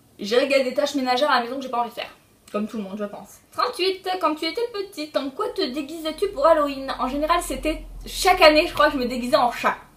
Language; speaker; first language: French; early bilingual, other home language; Polish